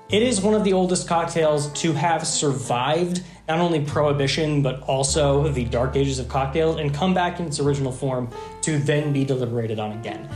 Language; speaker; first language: English; native; English